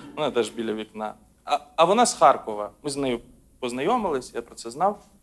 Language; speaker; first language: Ukrainian; non-native, local second language; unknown